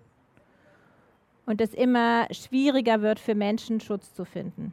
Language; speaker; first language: German; native; German